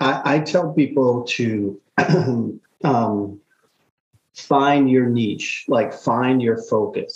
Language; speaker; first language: English; native; English